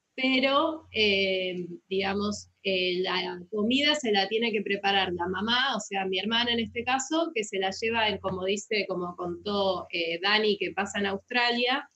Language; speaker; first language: Spanish; native; Spanish